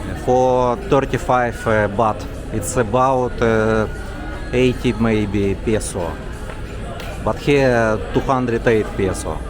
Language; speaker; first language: English; non-native, learner; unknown